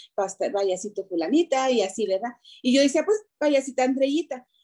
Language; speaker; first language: Spanish; native; Spanish